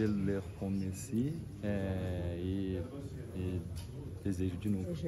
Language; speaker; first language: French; non-native, learner; Portuguese